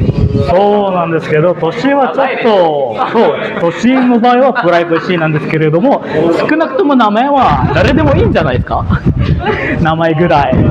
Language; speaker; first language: Japanese; non-native, fluent; Indonesian